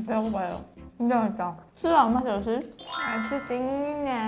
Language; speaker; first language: Korean; non-native, fluent; Japanese